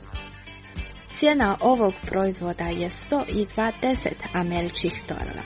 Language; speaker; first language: Croatian; native; Croatian